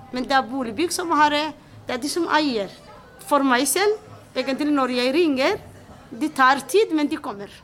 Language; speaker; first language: Norwegian; non-native, fluent; Somali